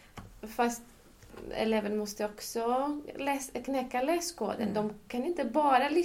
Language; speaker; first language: Swedish; non-native, fluent; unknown